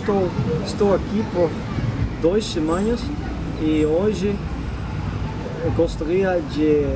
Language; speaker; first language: Portuguese; non-native, learner; Dutch